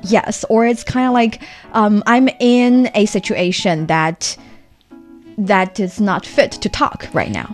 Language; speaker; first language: English; non-native, fluent; Chinese